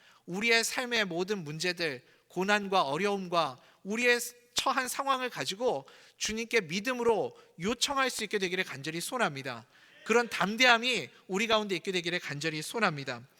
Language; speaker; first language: Korean; native; Korean